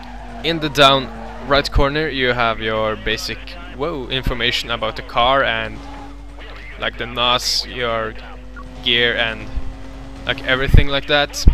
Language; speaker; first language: English; non-native, fluent; Norwegian